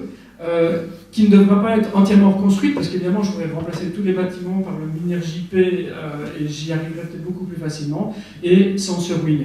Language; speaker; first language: French; native; French